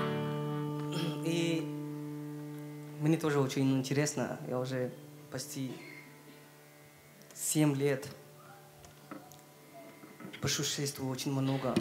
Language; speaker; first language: Russian; non-native, learner; Hindi